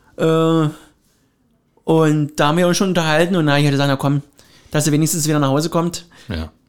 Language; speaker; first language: German; native; German